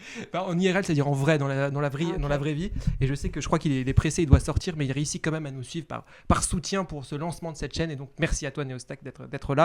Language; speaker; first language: French; native; French